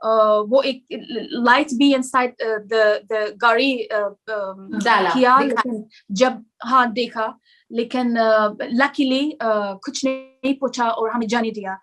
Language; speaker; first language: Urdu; non-native, learner; Persian